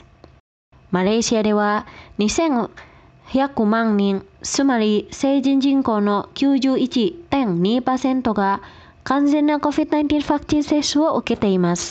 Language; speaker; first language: Japanese; non-native, fluent; Indonesian